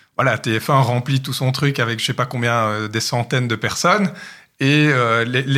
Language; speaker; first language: French; native; French